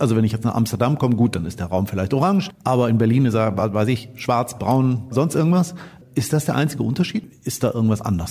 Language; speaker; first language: German; native; German